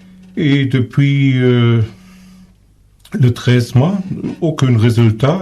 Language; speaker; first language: French; non-native, learner; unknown